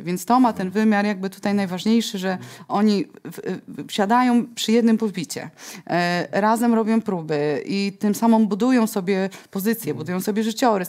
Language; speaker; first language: Polish; native; Polish